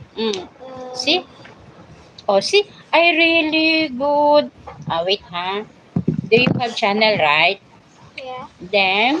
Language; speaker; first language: English; non-native, learner; Filipino